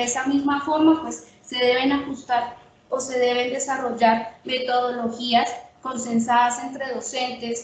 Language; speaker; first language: Spanish; native; Spanish